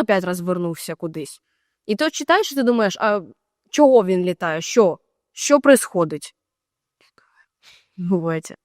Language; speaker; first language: Ukrainian; native; Ukrainian